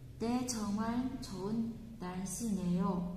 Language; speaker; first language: Korean; non-native, fluent; Vietnamese